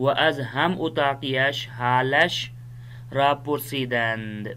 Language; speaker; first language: Persian; non-native, fluent; Urdu